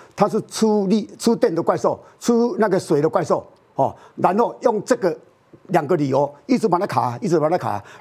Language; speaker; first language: Chinese; native; Chinese